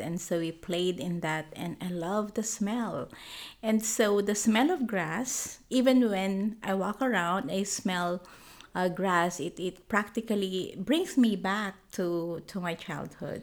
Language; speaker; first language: English; non-native, local second language; Filipino